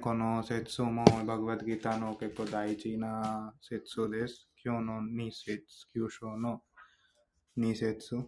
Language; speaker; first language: Japanese; non-native, fluent; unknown